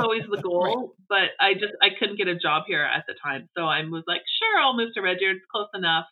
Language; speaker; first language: English; native; English